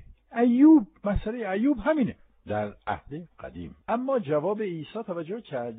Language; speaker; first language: Persian; non-native, fluent; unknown